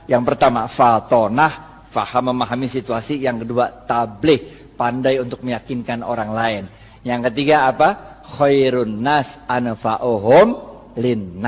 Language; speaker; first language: Indonesian; native; Indonesian